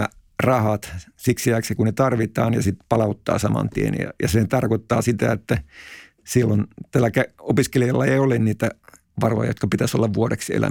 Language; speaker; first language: Finnish; native; Finnish